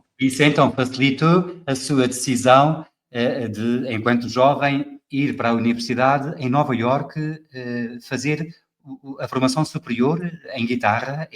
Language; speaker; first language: Portuguese; native; Portuguese